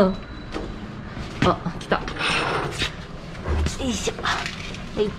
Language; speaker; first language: Japanese; native; Japanese